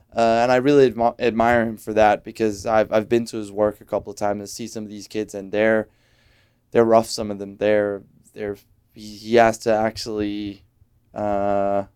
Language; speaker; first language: English; non-native, fluent; Danish